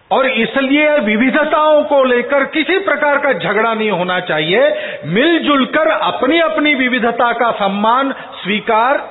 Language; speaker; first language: Hindi; non-native, local second language; Marathi